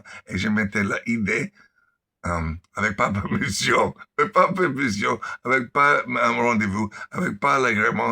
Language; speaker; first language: French; non-native, learner; English